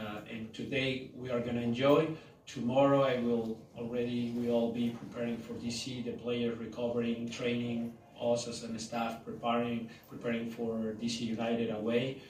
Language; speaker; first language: English; non-native, fluent; Spanish